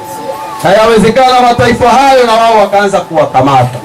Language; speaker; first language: Swahili; native; Swahili